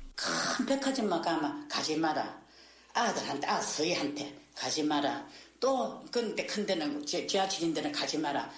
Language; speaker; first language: Korean; native; Korean